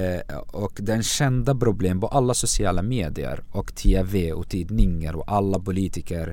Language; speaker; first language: Swedish; non-native, fluent; Arabic